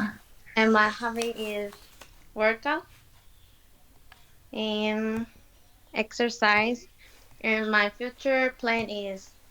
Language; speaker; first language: English; non-native, learner; Korean